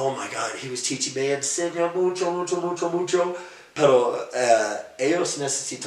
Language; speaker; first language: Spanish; non-native, learner; English